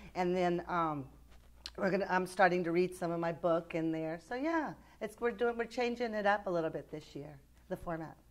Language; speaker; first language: English; native; English